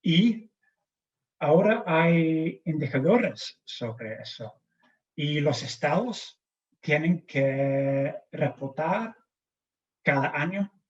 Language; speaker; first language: Spanish; non-native, fluent; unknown